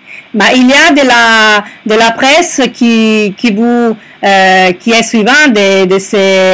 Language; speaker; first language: French; non-native, learner; Italian